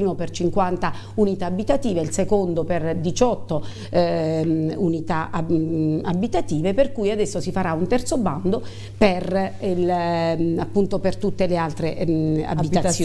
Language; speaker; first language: Italian; native; Italian